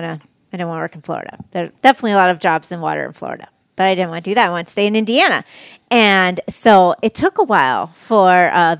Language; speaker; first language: English; native; English